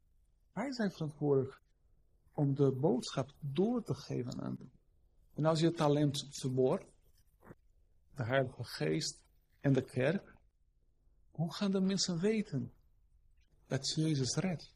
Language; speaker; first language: Dutch; non-native, fluent; Portuguese